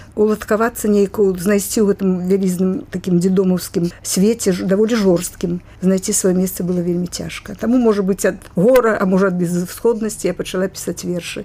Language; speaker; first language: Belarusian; native; Belarusian